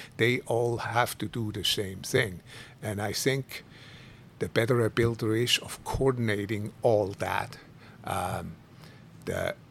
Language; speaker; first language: English; non-native, fluent; Swiss German